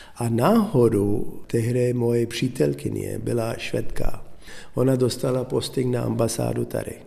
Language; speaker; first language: Czech; non-native, fluent; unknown